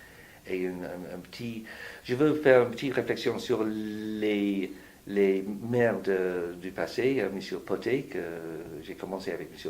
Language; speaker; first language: French; non-native, fluent; English